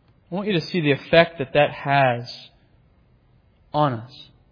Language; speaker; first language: English; native; English